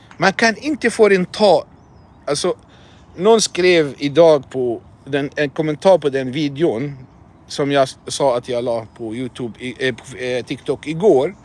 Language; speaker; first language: Swedish; non-native, fluent; Arabic